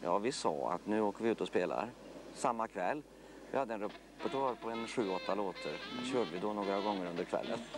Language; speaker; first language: Swedish; native; Swedish